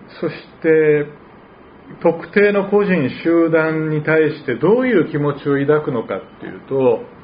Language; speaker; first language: Japanese; native; Japanese